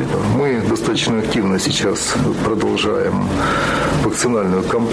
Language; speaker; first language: Russian; native; Russian